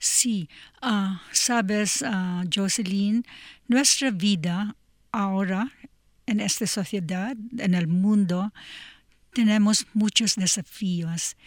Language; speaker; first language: Spanish; non-native, learner; English